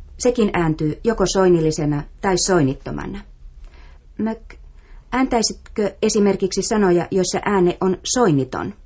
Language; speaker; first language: Finnish; native; Finnish